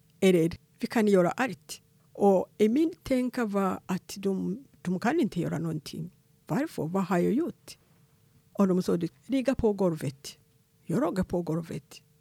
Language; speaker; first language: Swedish; non-native, fluent; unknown